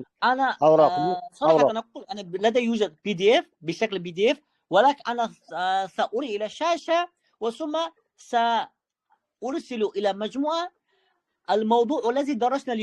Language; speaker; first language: Arabic; non-native, fluent; Uzbek